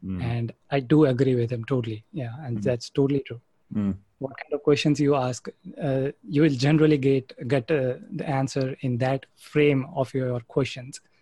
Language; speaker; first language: English; non-native, local second language; Gujarati